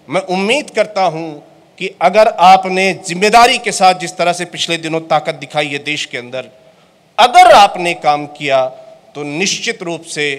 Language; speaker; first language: Hindi; native; Hindi